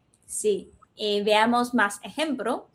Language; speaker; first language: Spanish; non-native, fluent; Chinese